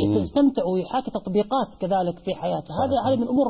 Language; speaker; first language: Arabic; native; Arabic